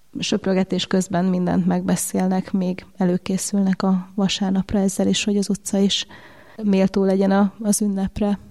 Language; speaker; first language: Hungarian; native; Hungarian